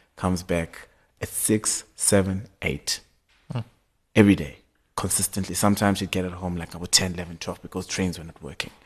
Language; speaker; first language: English; non-native, local second language; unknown